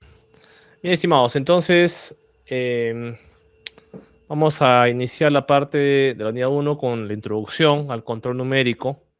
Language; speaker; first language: Spanish; native; Spanish